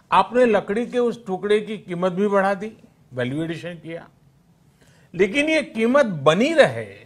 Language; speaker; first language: Hindi; non-native, local second language; Gujarati